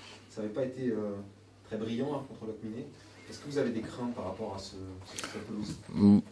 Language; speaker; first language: French; native; French